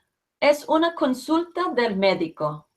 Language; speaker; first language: Spanish; non-native, fluent; English